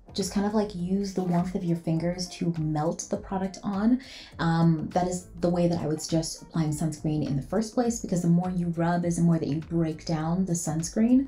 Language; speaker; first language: English; native; English